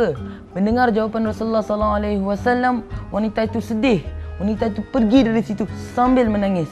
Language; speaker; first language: Malay; native; Malay